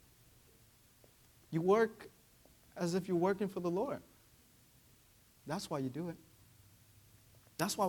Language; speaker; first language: English; early bilingual, other home language; Vietnamese